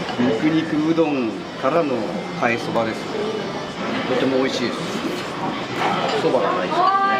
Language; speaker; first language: Japanese; native; Japanese